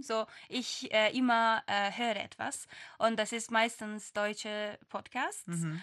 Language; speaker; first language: German; non-native, fluent; Turkish